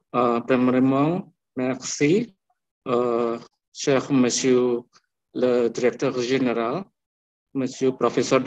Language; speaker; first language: French; non-native, learner; Indonesian